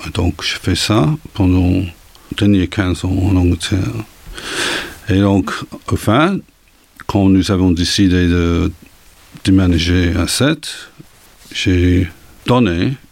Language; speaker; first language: French; non-native, learner; English